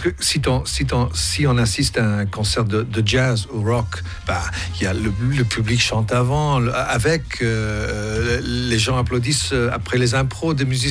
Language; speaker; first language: French; non-native, fluent; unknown